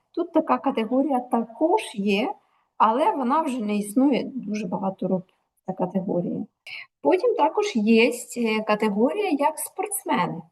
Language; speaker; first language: Ukrainian; native; Ukrainian